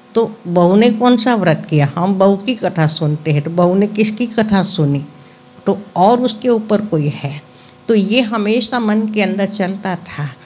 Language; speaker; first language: Hindi; non-native, local second language; Gujarati